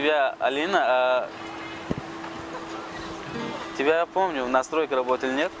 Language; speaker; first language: Russian; non-native, local second language; Tajik